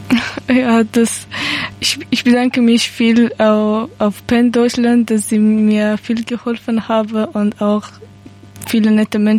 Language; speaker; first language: German; non-native, learner; Persian